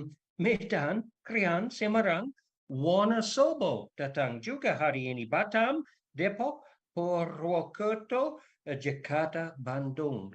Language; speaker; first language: Indonesian; non-native, learner; English